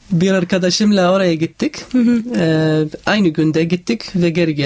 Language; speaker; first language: Turkish; non-native, fluent; Arabic